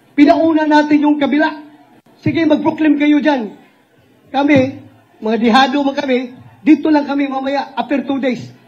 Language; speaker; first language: Filipino; non-native, local second language; Cebuano